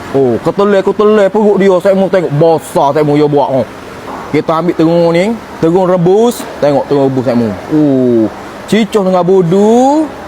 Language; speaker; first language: Malay; native; Malay